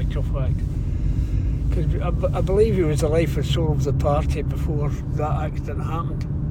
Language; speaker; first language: English; native; English